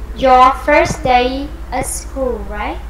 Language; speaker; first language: English; non-native, fluent; Vietnamese